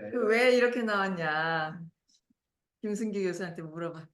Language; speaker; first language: Korean; native; Korean